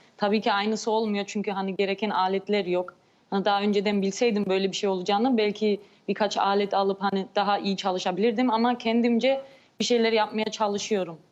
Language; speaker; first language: Turkish; early bilingual, heritage; Turkish